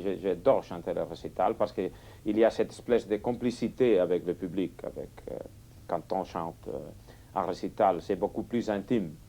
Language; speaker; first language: French; non-native, fluent; Catalan